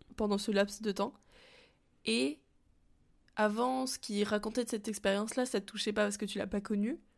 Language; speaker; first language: French; native; French